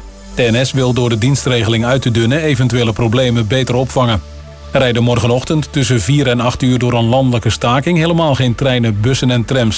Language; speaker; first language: Dutch; native; Dutch